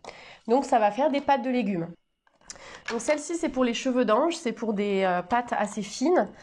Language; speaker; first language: French; native; French